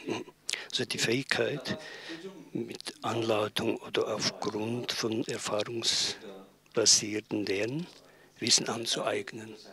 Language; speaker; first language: German; non-native, learner; Tibetan